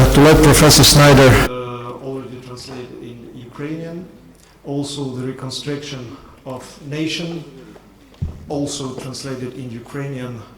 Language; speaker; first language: English; non-native, fluent; Ukrainian